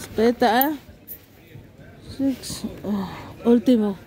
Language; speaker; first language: Italian; non-native, learner; Filipino